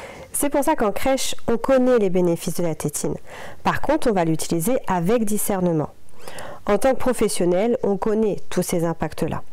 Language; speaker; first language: French; native; French